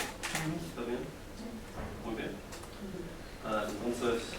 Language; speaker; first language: Spanish; non-native, learner; English